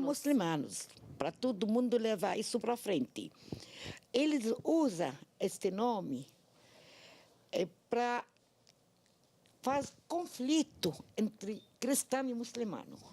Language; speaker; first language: Portuguese; non-native, learner; Arabic